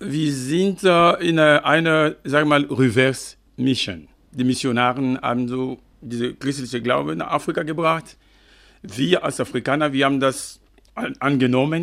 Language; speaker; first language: German; non-native, fluent; French